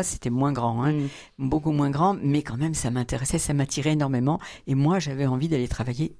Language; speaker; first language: French; native; French